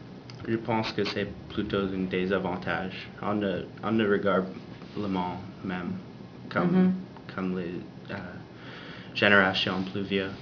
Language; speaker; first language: French; non-native, learner; English